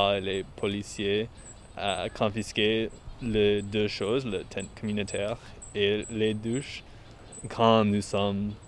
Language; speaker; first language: French; non-native, learner; English